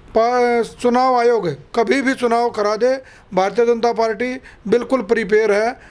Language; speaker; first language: Hindi; native; Hindi